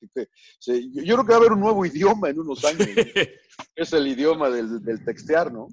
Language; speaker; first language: Spanish; native; Spanish